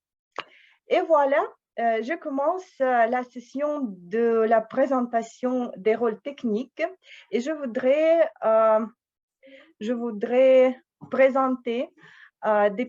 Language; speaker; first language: French; non-native, fluent; Russian